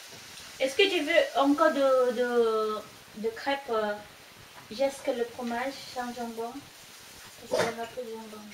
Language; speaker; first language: French; non-native, fluent; Filipino